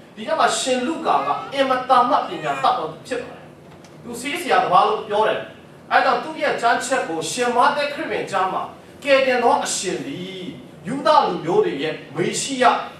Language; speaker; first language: Burmese; non-native, local second language; Kachin